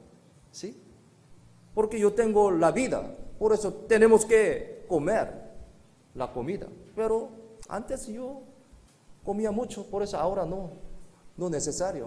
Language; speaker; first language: Spanish; non-native, learner; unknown